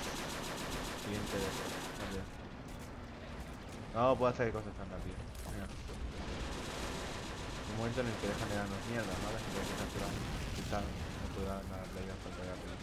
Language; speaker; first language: Spanish; native; Spanish